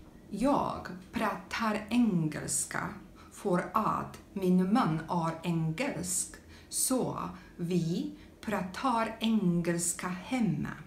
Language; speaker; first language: Swedish; non-native, learner; Slovak